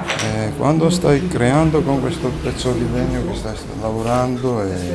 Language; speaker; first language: Italian; non-native, fluent; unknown